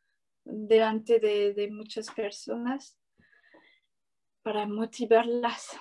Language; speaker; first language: Spanish; non-native, fluent; French